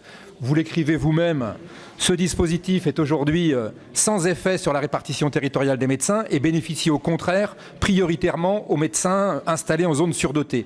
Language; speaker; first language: French; native; French